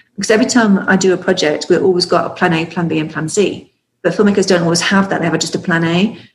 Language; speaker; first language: English; native; English